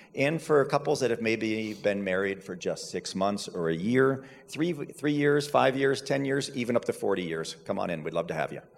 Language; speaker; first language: English; native; English